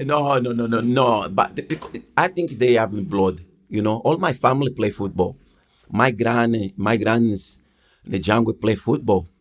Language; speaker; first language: English; non-native, learner; Portuguese